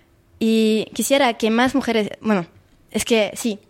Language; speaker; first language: Spanish; non-native, fluent; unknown